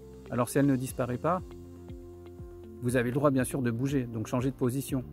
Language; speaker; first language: French; native; French